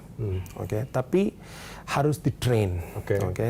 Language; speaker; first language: Indonesian; non-native, learner; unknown